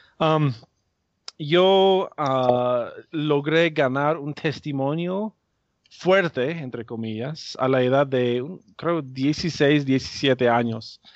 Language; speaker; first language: Spanish; non-native, fluent; English